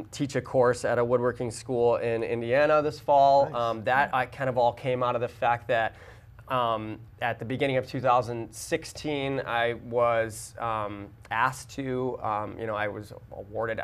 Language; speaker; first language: English; native; English